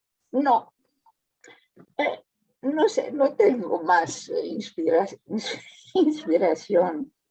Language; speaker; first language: Spanish; early bilingual, heritage; Ladino